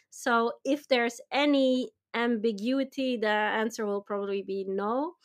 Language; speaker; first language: English; non-native, fluent; Dutch